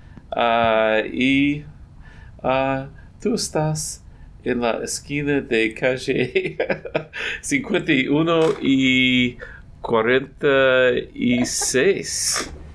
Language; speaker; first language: Spanish; non-native, learner; English